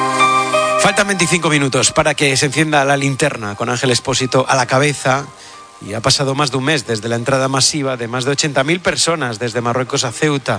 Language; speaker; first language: Spanish; native; Spanish